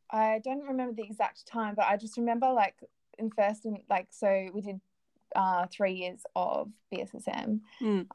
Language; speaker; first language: English; native; English